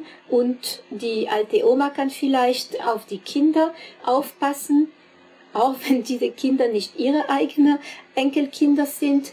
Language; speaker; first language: German; non-native, fluent; French